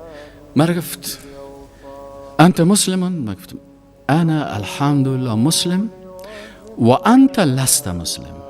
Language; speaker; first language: Arabic; non-native, learner; Persian